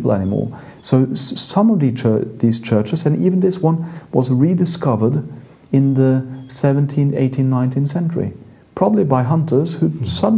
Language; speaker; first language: English; non-native, fluent; Norwegian